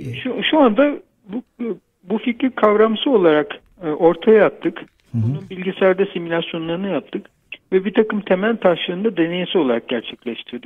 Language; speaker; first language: Turkish; native; Turkish